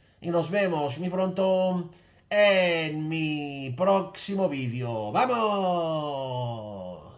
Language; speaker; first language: Spanish; native; Spanish